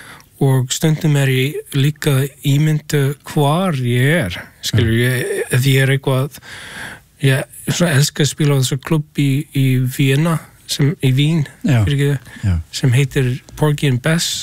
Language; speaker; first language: Icelandic; non-native, learner; English